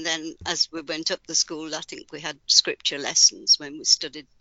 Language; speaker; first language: English; native; English